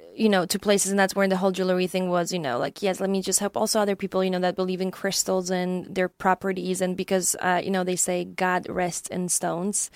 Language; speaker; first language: English; non-native, fluent; Polish